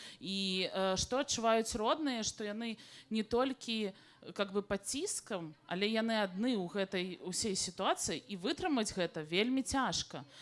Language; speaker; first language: Belarusian; native; Belarusian